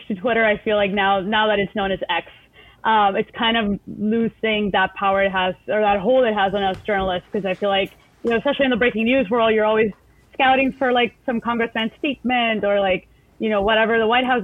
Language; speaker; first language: English; non-native, fluent; Spanish